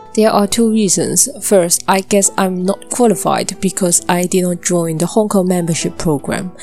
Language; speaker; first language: English; non-native, local second language; Cantonese